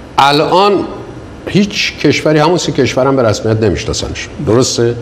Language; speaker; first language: Persian; native; Persian